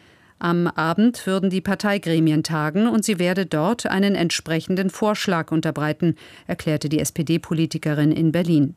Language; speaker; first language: German; native; German